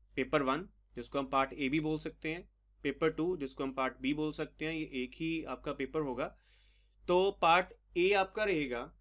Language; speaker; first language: Hindi; non-native, local second language; Punjabi